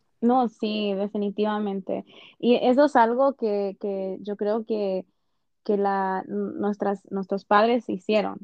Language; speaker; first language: Spanish; early bilingual, heritage; Spanish